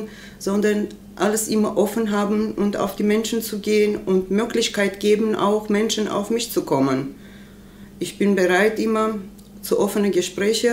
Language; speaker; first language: German; non-native, learner; Armenian